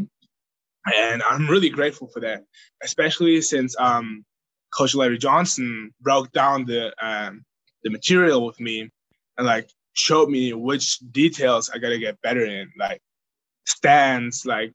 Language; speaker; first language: English; non-native, fluent; German